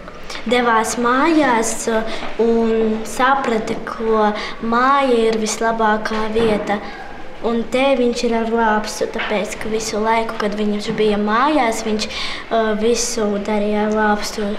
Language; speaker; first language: Latvian; non-native, local second language; Russian